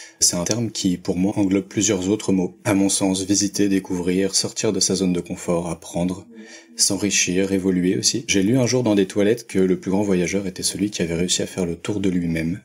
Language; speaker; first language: French; native; French